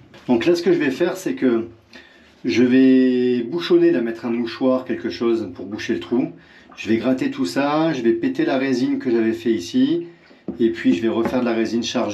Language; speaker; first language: French; native; French